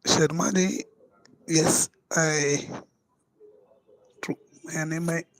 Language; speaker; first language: Hindi; non-native, local second language; Marathi